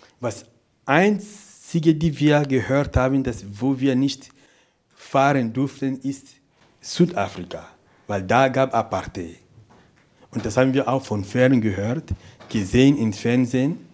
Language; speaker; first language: German; non-native, fluent; Portuguese